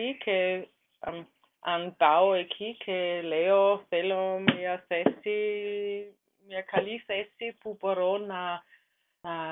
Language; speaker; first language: Greek; non-native, learner; German